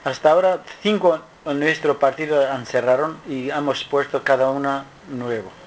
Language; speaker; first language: Spanish; non-native, learner; Kurdish